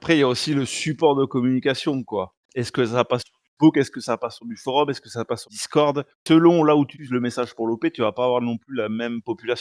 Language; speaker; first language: French; native; French